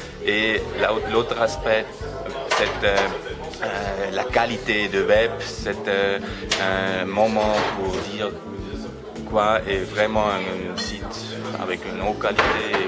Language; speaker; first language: French; non-native, learner; German